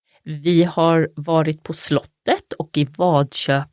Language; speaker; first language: Swedish; native; Swedish